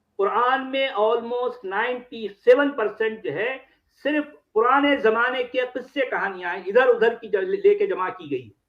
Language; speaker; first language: Urdu; native; Urdu